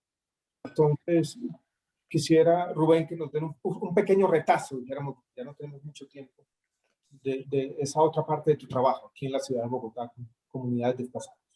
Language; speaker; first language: Spanish; native; Spanish